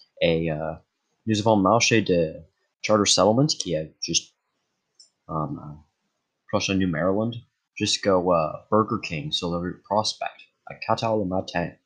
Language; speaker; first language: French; non-native, local second language; English